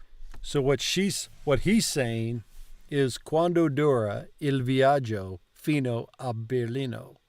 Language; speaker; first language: Italian; non-native, learner; English